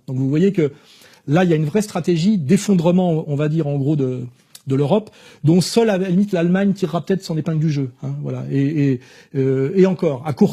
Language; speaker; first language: French; native; French